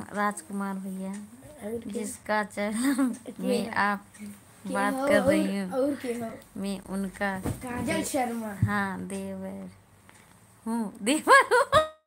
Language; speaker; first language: Hindi; native; Hindi